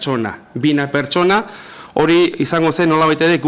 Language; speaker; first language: Basque; native; Basque